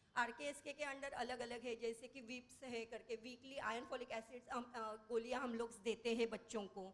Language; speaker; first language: Hindi; non-native, local second language; Marathi